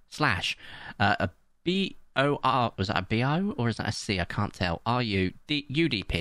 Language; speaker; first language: English; native; English